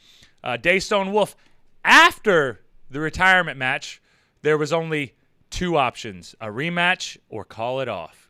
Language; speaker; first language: English; native; English